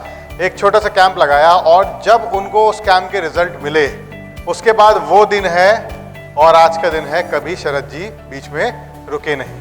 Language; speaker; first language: Hindi; native; Hindi